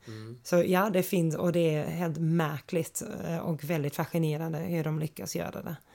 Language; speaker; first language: Swedish; non-native, fluent; English